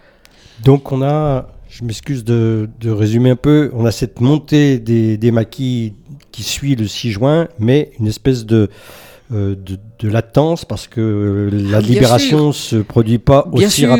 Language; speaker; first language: French; native; French